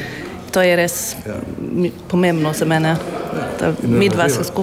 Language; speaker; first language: Slovenian; non-native, learner; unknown